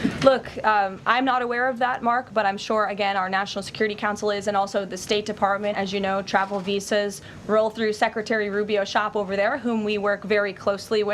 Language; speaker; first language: English; native; English